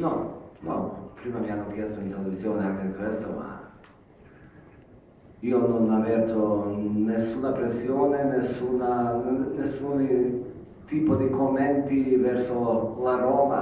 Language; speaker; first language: Italian; non-native, fluent; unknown